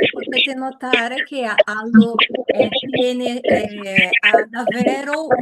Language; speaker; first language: Italian; early bilingual, heritage; Portuguese